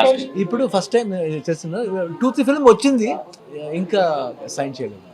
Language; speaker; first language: Telugu; non-native, learner; Kannada